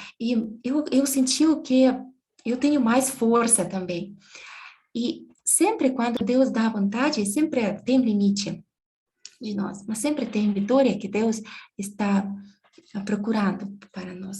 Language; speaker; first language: Portuguese; non-native, fluent; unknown